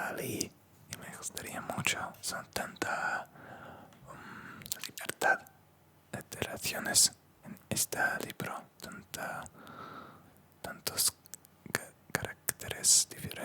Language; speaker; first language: Spanish; non-native, learner; Russian